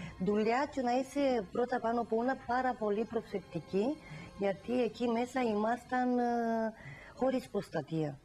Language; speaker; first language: Greek; non-native, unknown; Romanian